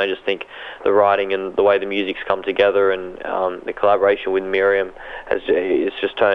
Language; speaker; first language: English; native; English